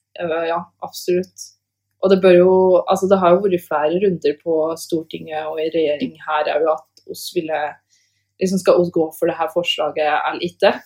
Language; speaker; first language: Norwegian; native; Norwegian